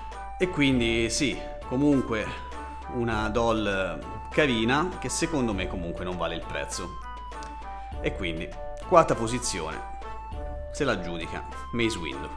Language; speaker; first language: Italian; native; Italian